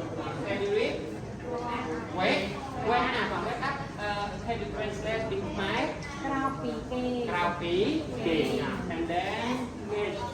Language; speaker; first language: English; non-native, learner; Khmer